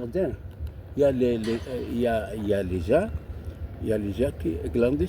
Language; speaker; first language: French; non-native, learner; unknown